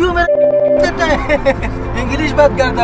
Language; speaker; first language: Hindi; non-native, learner; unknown